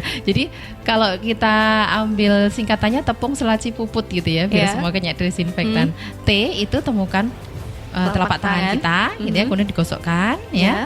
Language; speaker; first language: Indonesian; native; Indonesian